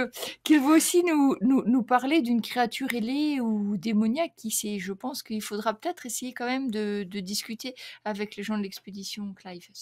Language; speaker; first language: French; native; French